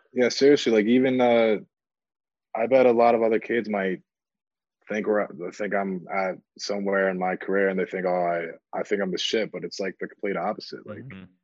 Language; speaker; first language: English; native; English